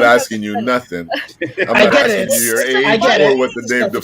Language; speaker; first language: English; native; English